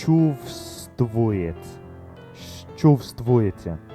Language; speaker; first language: Russian; non-native, learner; English